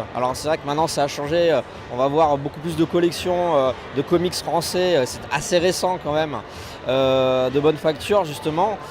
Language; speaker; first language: French; native; French